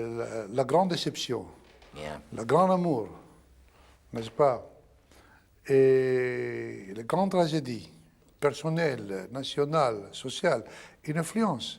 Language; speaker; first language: French; non-native, fluent; Greek